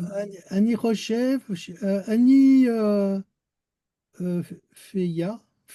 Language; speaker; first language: Hebrew; non-native, learner; French